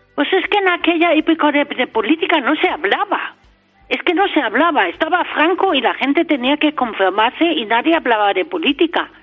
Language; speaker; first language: Spanish; non-native, fluent; German